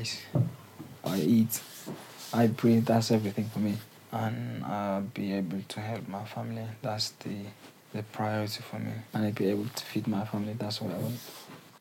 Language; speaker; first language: English; non-native, fluent; Arabic